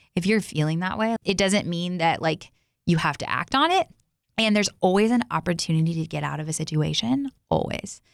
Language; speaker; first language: English; native; English